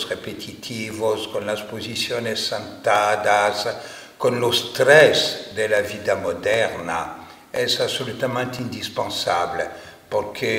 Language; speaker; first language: Spanish; non-native, fluent; French